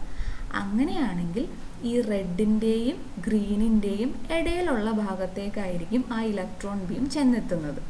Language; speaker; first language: Malayalam; native; Malayalam